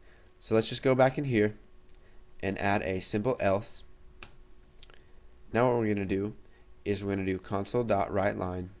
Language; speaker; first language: English; native; English